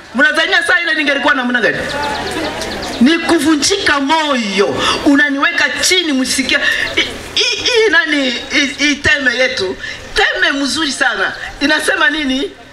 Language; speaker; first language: Swahili; native; Swahili